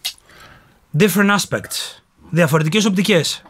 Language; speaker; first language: Greek; native; Greek